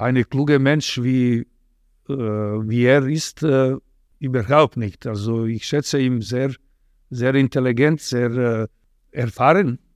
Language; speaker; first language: German; non-native, fluent; Serbian